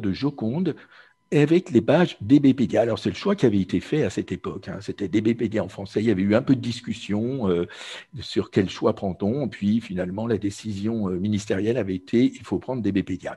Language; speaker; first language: French; native; French